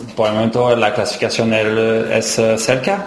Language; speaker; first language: Spanish; non-native, learner; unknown